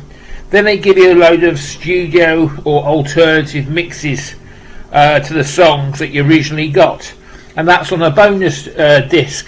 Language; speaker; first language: English; native; English